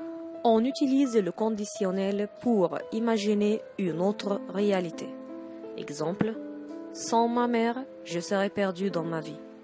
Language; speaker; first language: French; non-native, fluent; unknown